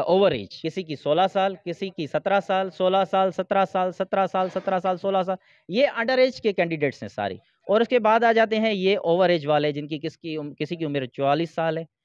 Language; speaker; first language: Urdu; non-native, local second language; Sindhi